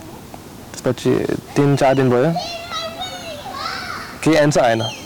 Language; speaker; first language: Nepali; non-native, learner; English